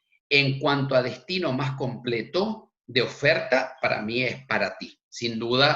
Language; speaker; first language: Spanish; native; Spanish